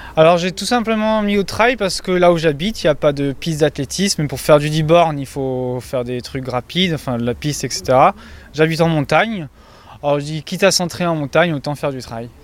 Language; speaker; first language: French; native; French